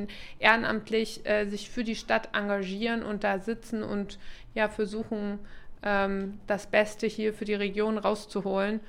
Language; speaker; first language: German; native; German